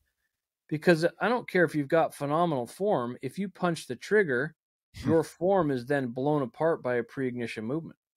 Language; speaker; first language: English; native; English